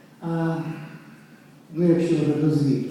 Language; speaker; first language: Ukrainian; native; Ukrainian